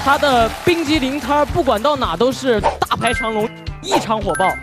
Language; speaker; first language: Chinese; native; Chinese